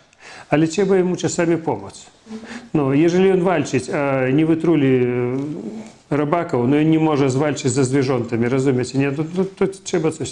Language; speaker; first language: Polish; non-native, fluent; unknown